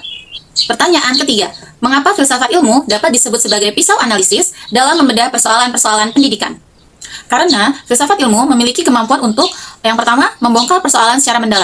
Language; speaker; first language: Indonesian; native; Indonesian